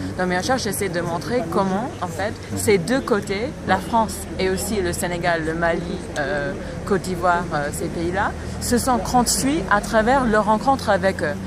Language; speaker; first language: French; non-native, fluent; English